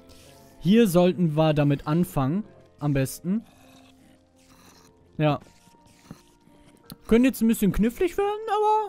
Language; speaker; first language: German; native; German